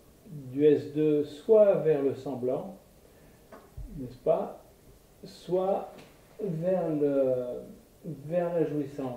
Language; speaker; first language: French; native; French